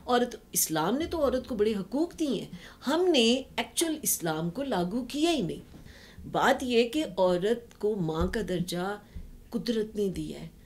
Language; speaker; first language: Urdu; non-native, local second language; Punjabi